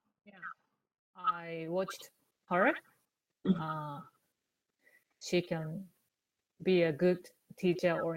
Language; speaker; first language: English; non-native, learner; Japanese